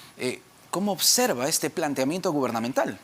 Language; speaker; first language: Spanish; native; Spanish